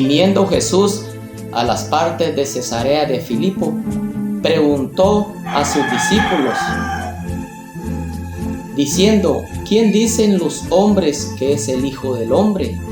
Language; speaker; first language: Spanish; native; Spanish